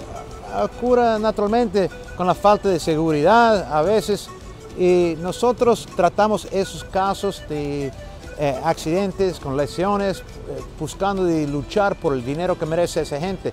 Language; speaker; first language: Spanish; non-native, fluent; English